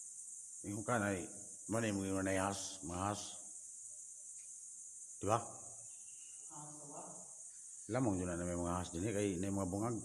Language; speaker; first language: Filipino; non-native, local second language; Cebuano